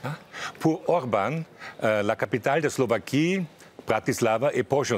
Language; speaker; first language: French; non-native, fluent; German